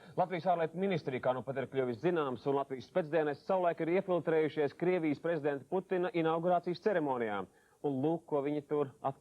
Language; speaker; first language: Latvian; native; Latvian